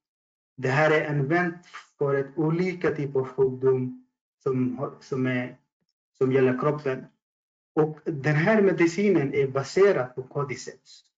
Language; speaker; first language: Swedish; non-native, fluent; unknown